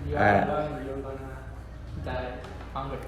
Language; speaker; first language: English; non-native, learner; Spanish